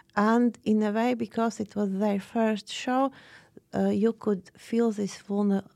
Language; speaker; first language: English; non-native, fluent; Latvian